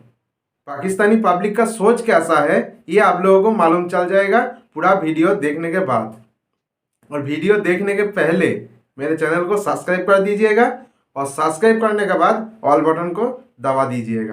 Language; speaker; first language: Hindi; non-native, local second language; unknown